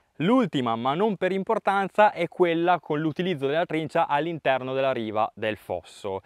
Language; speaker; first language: Italian; native; Italian